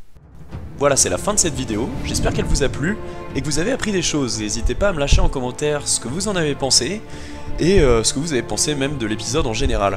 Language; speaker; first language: French; native; French